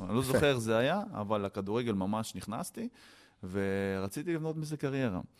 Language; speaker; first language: Hebrew; early bilingual, other home language; Russian